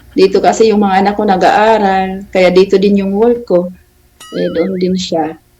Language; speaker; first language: Filipino; non-native, local second language; Waray